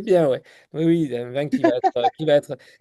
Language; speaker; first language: French; native; French